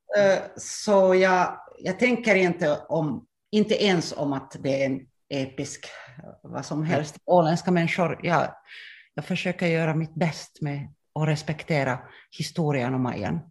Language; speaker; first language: Swedish; non-native, local second language; Finnish